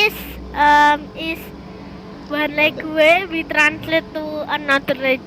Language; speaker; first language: English; non-native, learner; Indonesian